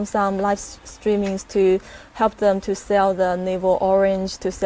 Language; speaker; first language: English; non-native, fluent; Chinese